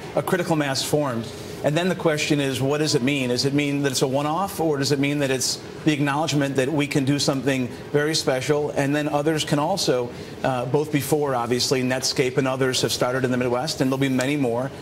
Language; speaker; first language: English; native; English